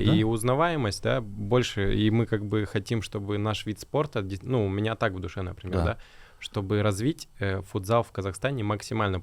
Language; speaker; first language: Russian; native; Russian